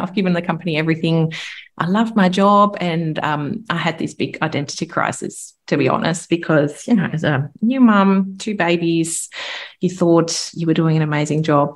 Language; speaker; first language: English; non-native, fluent; German